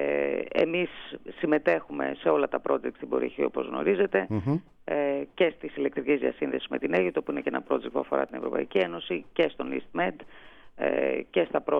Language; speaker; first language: Greek; native; Greek